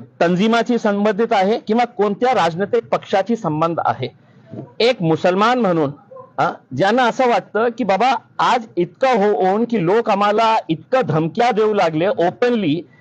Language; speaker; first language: Marathi; non-native, local second language; Urdu